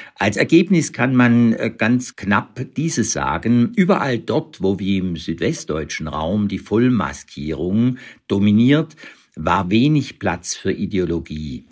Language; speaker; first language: German; native; German